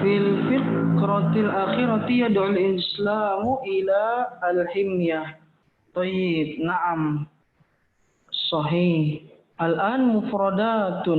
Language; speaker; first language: Arabic; non-native, fluent; Indonesian